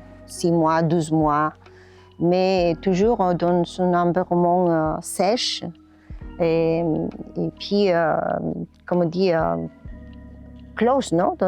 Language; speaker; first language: French; non-native, learner; Spanish